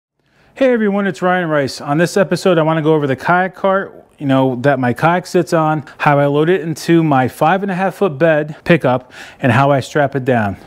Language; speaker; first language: English; native; English